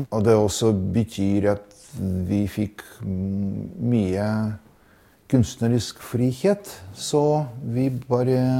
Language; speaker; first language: Norwegian; non-native, fluent; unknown